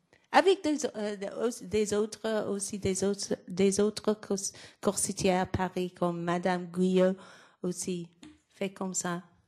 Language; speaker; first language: French; non-native, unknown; English